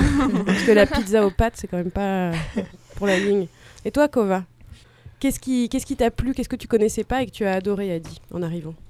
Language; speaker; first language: French; native; French